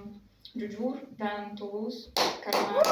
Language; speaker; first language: Indonesian; non-native, fluent; Russian